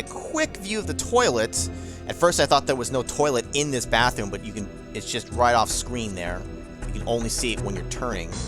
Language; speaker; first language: English; native; English